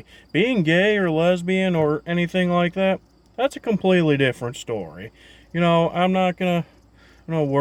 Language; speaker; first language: English; native; English